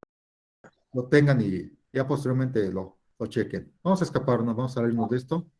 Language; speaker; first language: Spanish; native; Spanish